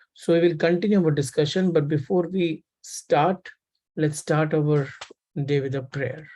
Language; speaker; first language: English; non-native, local second language; Hindi